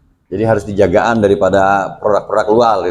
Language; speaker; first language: Indonesian; non-native, local second language; Sundanese